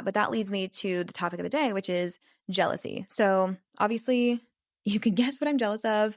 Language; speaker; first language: English; native; English